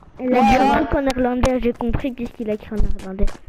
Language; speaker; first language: French; native; French